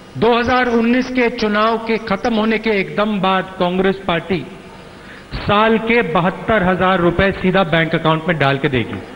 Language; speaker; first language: Hindi; native; Hindi